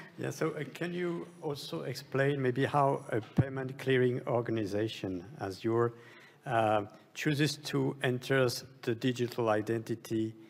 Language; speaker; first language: English; non-native, fluent; French